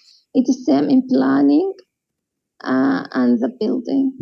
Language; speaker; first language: English; non-native, learner; Arabic